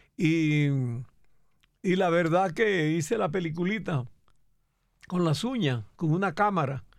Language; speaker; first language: Spanish; native; Spanish